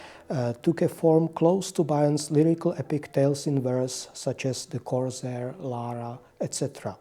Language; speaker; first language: English; non-native, fluent; Czech